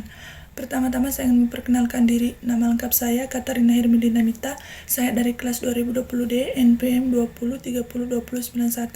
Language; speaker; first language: Indonesian; non-native, learner; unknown